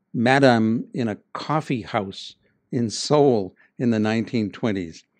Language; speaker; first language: English; native; English